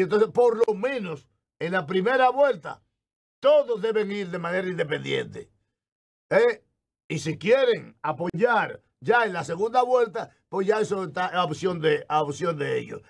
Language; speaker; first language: Spanish; native; Spanish